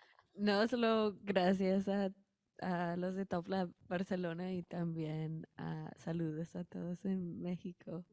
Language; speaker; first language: Spanish; non-native, fluent; English